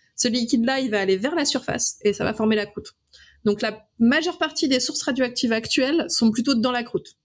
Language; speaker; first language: French; native; French